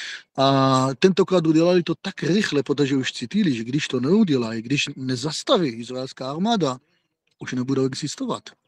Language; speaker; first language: Czech; non-native, fluent; Hebrew